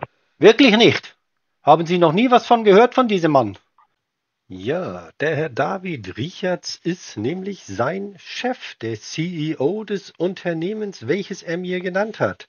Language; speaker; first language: German; native; German